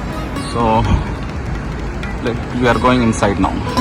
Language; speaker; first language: English; non-native, local second language; Kannada